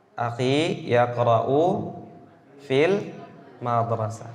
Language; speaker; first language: Arabic; non-native, fluent; Indonesian